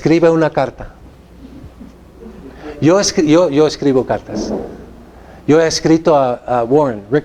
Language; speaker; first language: Spanish; non-native, fluent; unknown